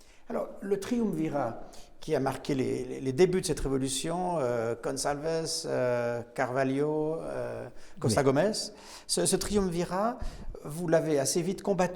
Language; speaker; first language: French; native; French